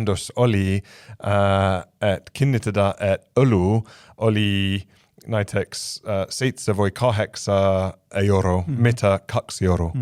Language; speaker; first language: Estonian; non-native, fluent; English